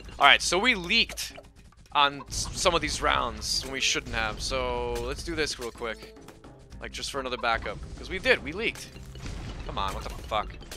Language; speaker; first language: English; early bilingual, other home language; Polish